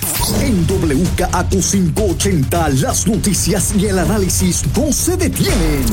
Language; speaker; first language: Spanish; native; Spanish